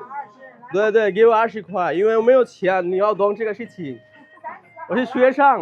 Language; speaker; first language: Chinese; non-native, learner; Bangla